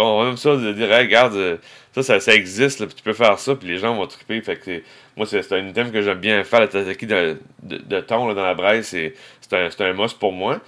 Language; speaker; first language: French; native; French